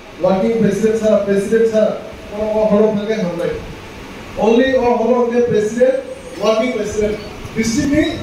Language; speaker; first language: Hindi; non-native, local second language; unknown